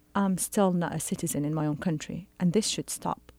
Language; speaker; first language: English; non-native, fluent; Arabic